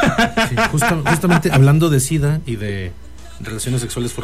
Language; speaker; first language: Spanish; native; Spanish